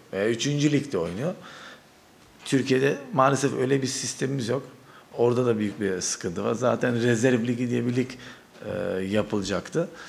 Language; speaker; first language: Turkish; early bilingual, heritage; Turkish